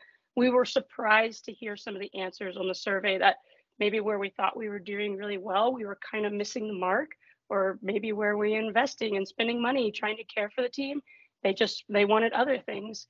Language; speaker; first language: English; native; English